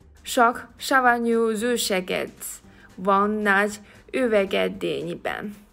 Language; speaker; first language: Hungarian; non-native, learner; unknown